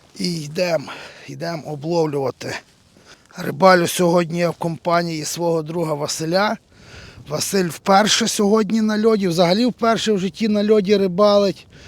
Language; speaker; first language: Ukrainian; native; Ukrainian